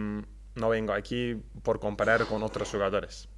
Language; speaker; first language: Spanish; non-native, learner; Turkish